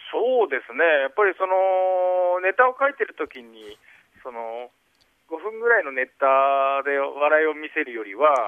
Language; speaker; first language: Japanese; native; Japanese